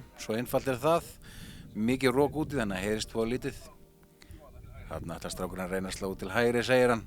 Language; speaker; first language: Icelandic; native; Icelandic